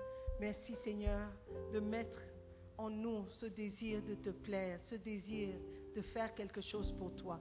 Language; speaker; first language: French; non-native, fluent; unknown